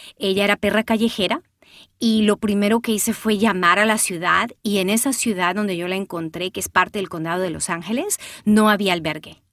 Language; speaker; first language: Spanish; early bilingual, heritage; Spanish